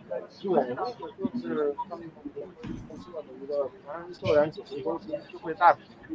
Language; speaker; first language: Chinese; native; Chinese